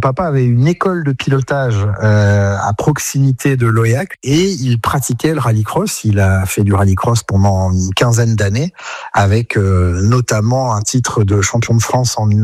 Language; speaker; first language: French; native; French